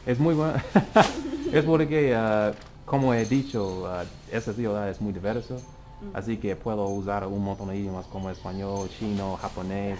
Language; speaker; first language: Spanish; non-native, learner; English